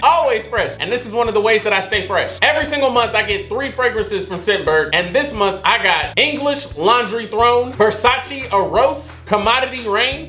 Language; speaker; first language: English; native; English